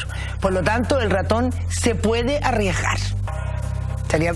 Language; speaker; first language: Spanish; native; Spanish